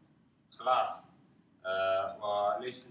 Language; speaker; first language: Arabic; non-native, learner; English